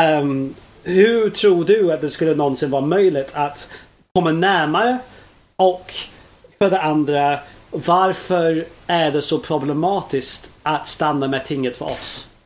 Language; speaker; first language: Swedish; non-native, fluent; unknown